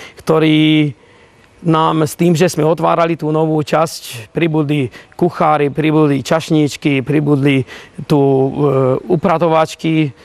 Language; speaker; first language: Slovak; native; Slovak